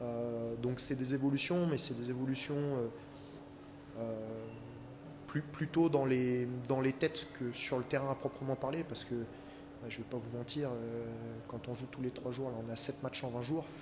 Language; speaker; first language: French; native; French